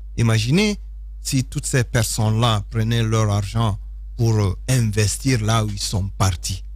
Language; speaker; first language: French; non-native, local second language; Fula